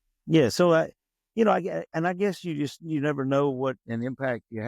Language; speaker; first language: English; native; English